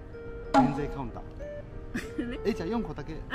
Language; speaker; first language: Japanese; non-native, fluent; Chinese